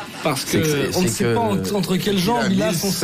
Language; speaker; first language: French; native; French